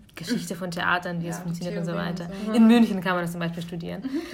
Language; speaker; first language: German; early bilingual, other home language; Russian